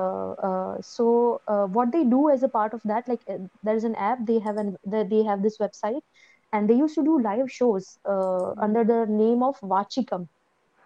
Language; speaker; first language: English; non-native, local second language; Gujarati